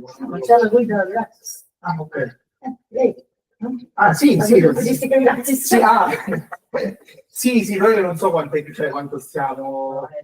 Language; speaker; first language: Italian; non-native, fluent; Portuguese